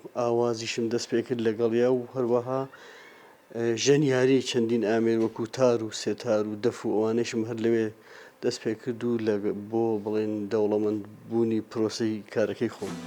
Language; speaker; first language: Central Kurdish; non-native, local second language; Gurani